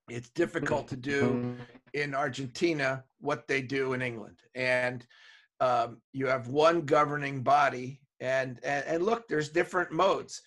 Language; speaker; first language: English; native; English